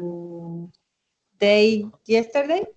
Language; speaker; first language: English; non-native, learner; Spanish